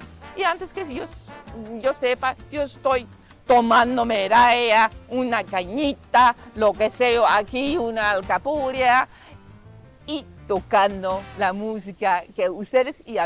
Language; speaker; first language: Spanish; non-native, fluent; Dutch